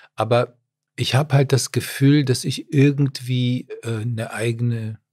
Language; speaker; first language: German; early bilingual, other home language; Czech